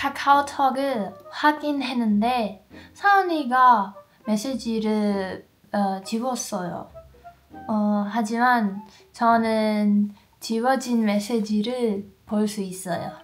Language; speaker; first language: Korean; non-native, learner; German